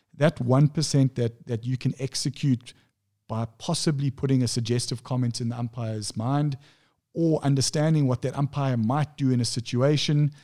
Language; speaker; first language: English; native; English